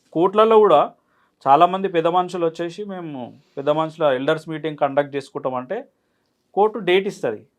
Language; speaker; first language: Telugu; native; Telugu